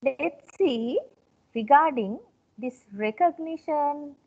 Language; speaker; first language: English; non-native, local second language; Sinhala